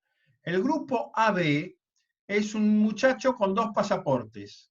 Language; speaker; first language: Spanish; native; Spanish